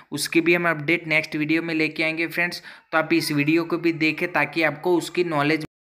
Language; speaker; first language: Hindi; non-native, local second language; Gujarati